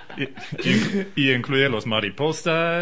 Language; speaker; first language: Spanish; non-native, learner; English